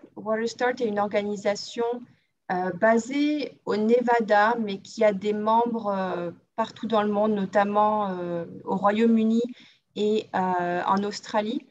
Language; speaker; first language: French; native; French